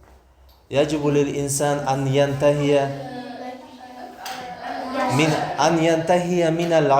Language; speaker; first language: Arabic; non-native, fluent; Uzbek